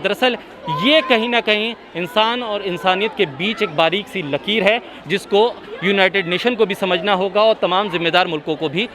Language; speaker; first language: Hindi; native; Hindi